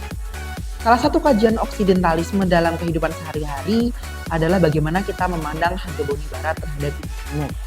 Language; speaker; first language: Indonesian; native; Indonesian